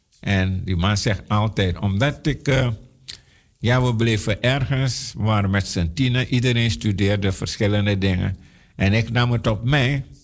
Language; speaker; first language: Dutch; non-native, local second language; Sranan Tongo